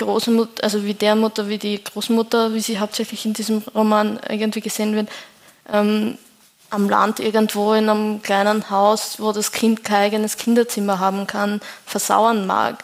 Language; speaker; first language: German; native; German